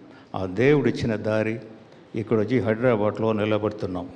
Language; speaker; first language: Telugu; non-native, learner; Tamil